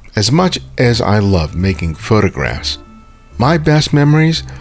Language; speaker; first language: English; early bilingual, other home language; Spanish